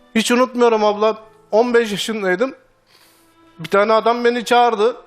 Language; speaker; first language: Turkish; native; Turkish